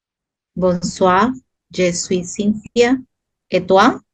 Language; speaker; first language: French; non-native, learner; Spanish